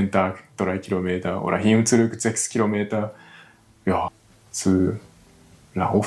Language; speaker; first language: German; non-native, learner; Japanese